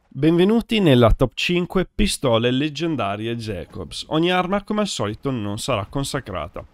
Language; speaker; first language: Italian; native; Italian